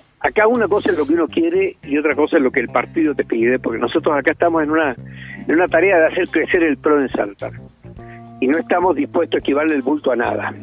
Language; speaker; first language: Spanish; native; Spanish